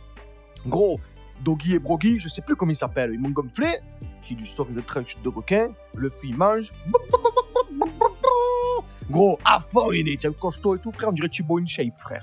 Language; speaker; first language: French; native; French